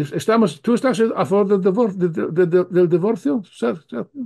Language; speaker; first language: Spanish; non-native, fluent; English